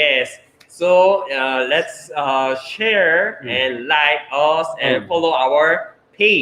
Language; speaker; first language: English; non-native, learner; Korean